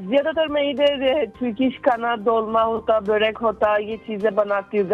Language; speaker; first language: Hindi; non-native, fluent; Turkish